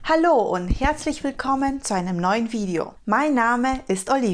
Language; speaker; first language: German; non-native, fluent; Romanian